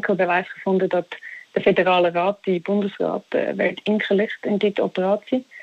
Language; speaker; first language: Dutch; non-native, fluent; Swiss German